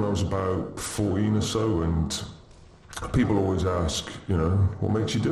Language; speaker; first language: English; native; English